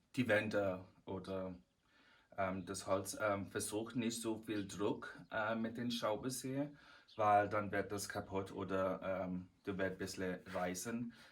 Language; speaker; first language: German; non-native, fluent; English